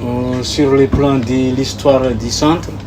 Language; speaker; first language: French; non-native, local second language; Malagasy